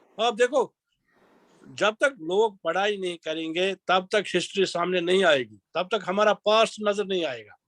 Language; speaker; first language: Urdu; non-native, local second language; Kashmiri